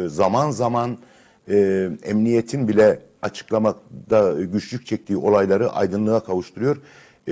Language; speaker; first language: Turkish; native; Turkish